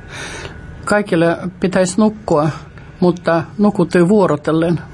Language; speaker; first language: Finnish; non-native, fluent; Russian